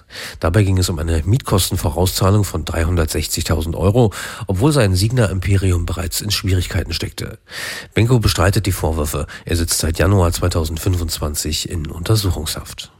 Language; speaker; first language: German; native; German